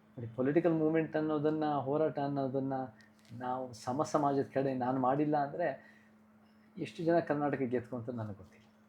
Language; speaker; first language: Kannada; early bilingual, heritage; Kannada